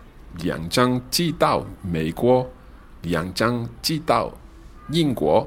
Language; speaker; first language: Chinese; non-native, learner; English